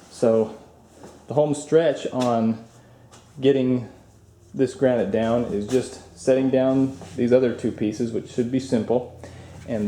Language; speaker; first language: English; native; English